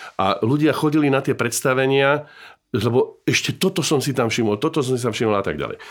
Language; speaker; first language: Slovak; native; Slovak